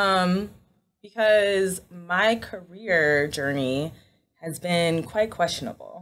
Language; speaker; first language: English; native; English